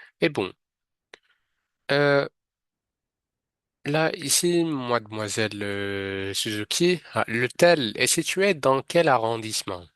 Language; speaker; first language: French; non-native, fluent; Arabic